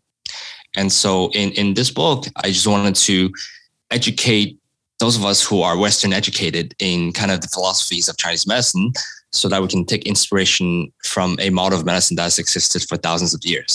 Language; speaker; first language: English; non-native, local second language; Cantonese